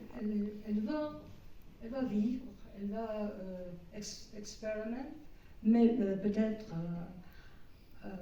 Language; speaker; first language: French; non-native, learner; English